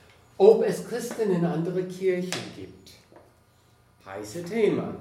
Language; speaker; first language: German; non-native, fluent; English